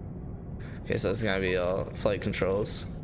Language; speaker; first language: English; native; English